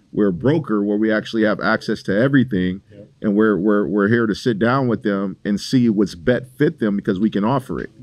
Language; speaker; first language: English; native; English